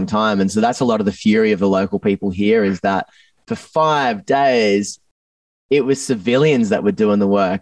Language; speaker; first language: English; native; English